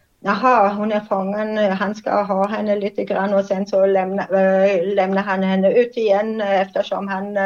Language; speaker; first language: Swedish; non-native, fluent; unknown